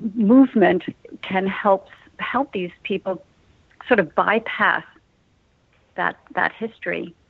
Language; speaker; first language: English; native; English